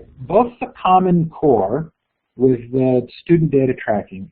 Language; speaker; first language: English; native; English